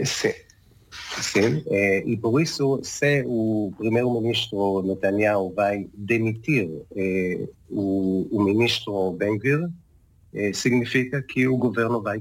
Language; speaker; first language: Portuguese; non-native, learner; Hebrew